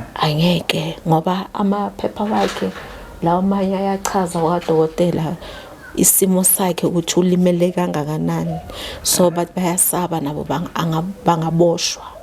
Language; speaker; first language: Zulu; native; Zulu